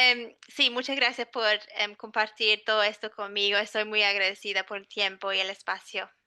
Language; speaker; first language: Spanish; non-native, fluent; English